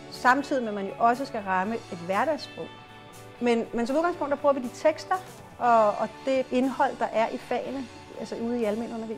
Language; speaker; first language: Danish; native; Danish